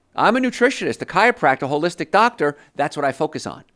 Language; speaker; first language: English; early bilingual, other home language; Italian